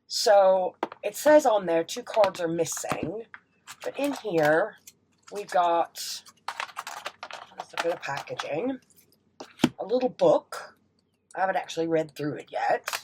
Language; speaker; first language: English; native; English